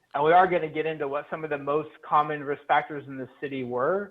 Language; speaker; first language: English; native; English